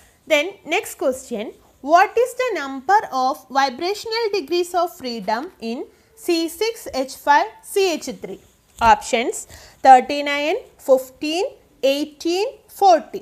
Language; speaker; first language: English; non-native, local second language; Malayalam